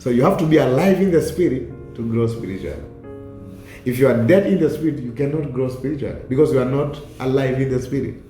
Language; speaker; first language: English; non-native, local second language; Swahili